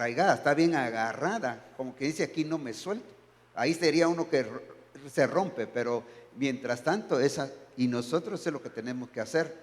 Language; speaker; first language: Spanish; native; Spanish